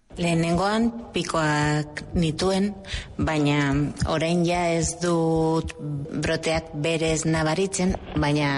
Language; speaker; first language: Basque; non-native, local second language; Spanish